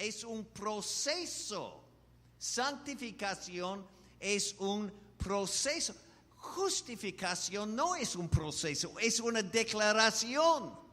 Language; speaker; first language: Spanish; non-native, fluent; English